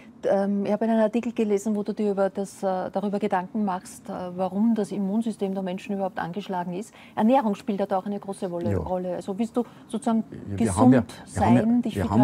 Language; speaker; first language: German; native; German